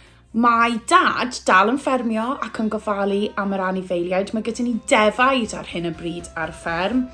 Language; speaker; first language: Welsh; native; Welsh